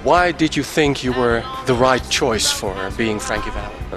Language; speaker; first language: English; non-native, fluent; Dutch